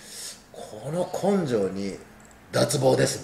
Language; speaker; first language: Japanese; native; Japanese